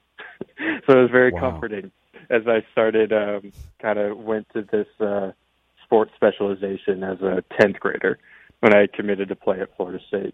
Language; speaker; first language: English; native; English